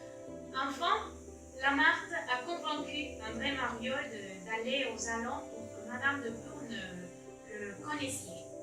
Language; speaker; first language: French; non-native, learner; Spanish